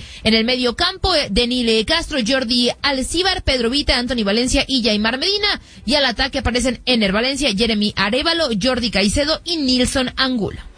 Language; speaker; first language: Spanish; native; Spanish